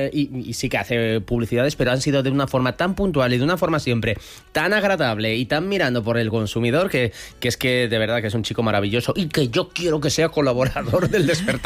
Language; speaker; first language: Spanish; native; Spanish